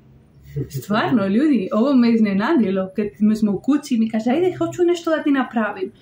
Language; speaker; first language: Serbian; non-native, learner; Spanish